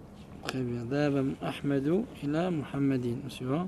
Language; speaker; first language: Arabic; non-native, fluent; French